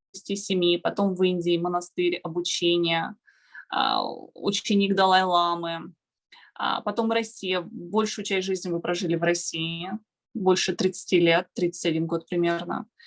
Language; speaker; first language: Russian; native; Russian